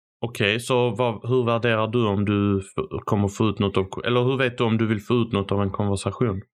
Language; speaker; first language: Swedish; early bilingual, other home language; Arabic